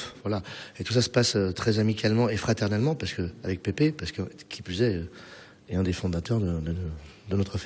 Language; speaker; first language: French; native; French